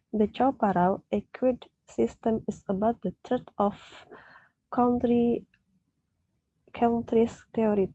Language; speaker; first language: English; non-native, learner; Indonesian